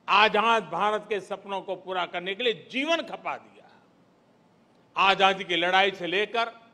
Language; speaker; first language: Hindi; non-native, local second language; Gujarati